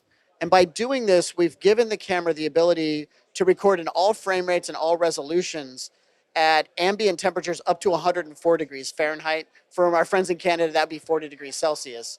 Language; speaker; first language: English; native; English